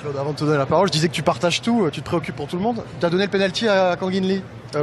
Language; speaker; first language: French; native; French